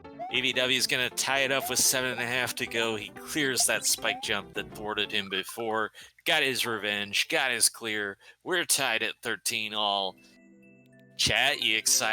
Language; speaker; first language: English; native; English